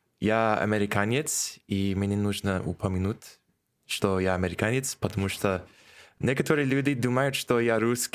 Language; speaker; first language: Russian; non-native, learner; English